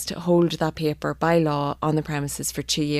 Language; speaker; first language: English; native; English